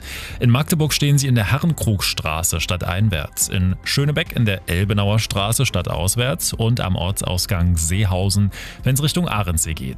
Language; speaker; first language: German; native; German